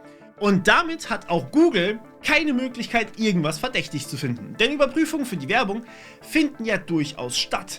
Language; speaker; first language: German; native; German